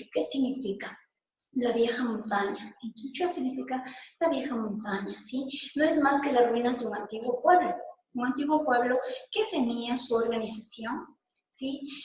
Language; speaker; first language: Spanish; native; Spanish